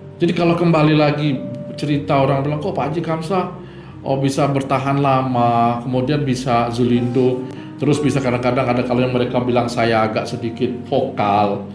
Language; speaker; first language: Indonesian; native; Indonesian